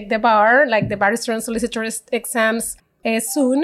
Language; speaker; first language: English; non-native, fluent; Spanish